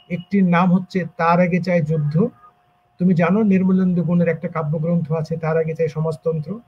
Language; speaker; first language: Bangla; native; Bangla